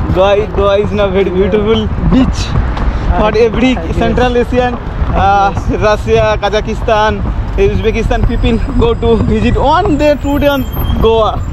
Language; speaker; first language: English; non-native, learner; Bangla